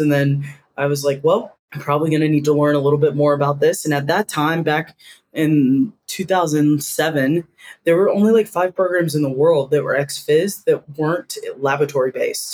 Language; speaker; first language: English; native; English